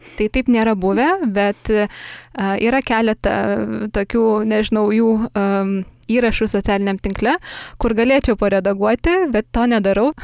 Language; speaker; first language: Lithuanian; native; Lithuanian